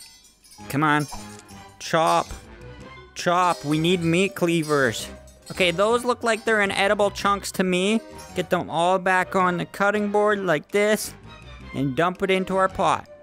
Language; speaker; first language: English; native; English